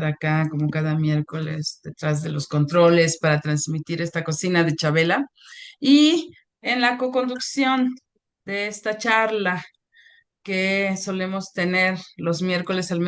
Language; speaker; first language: Spanish; native; Spanish